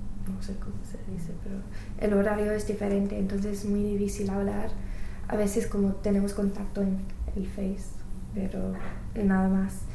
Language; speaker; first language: Spanish; non-native, learner; English